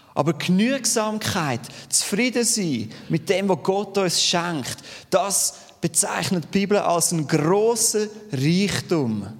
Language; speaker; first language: German; native; German